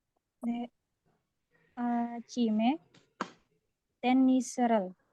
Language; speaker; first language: Korean; non-native, learner; Indonesian